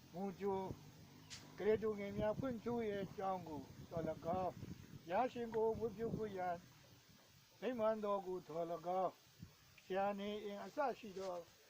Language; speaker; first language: Burmese; non-native, local second language; Kachin